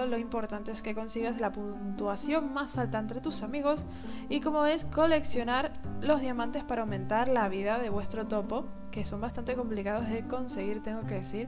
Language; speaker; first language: Spanish; native; Spanish